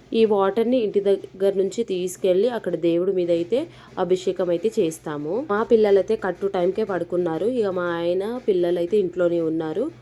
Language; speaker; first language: Telugu; non-native, local second language; Lambadi